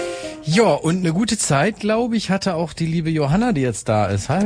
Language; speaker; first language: German; native; German